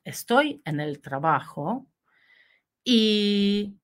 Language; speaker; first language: Spanish; non-native, fluent; Polish